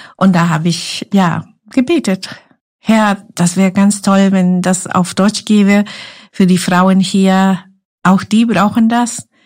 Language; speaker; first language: German; non-native, fluent; Spanish